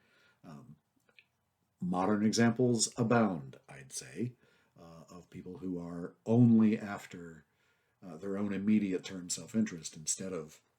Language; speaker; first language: English; native; English